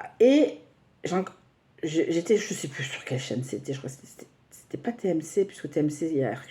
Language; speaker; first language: French; native; French